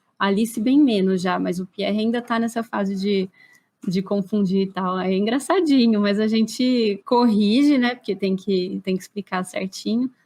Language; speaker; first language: Portuguese; native; Portuguese